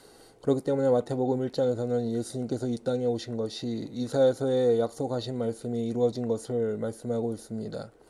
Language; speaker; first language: Korean; native; Korean